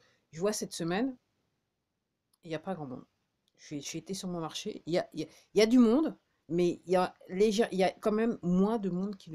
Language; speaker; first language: French; native; French